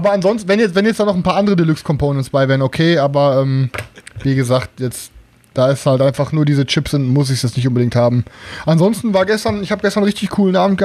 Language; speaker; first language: German; native; German